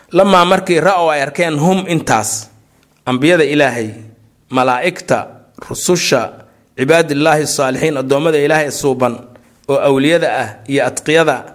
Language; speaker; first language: Somali; native; Somali